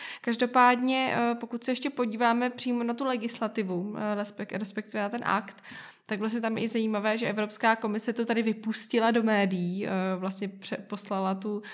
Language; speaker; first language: Czech; native; Czech